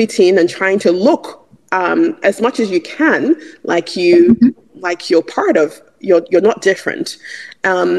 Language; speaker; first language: English; non-native, local second language; Igbo